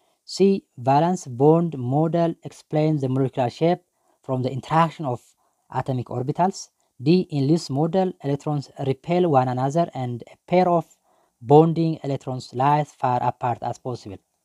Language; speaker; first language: English; non-native, local second language; Amharic